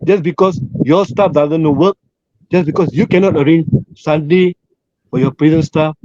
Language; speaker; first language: English; non-native, local second language; Malay